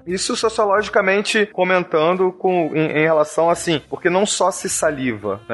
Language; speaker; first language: Portuguese; native; Portuguese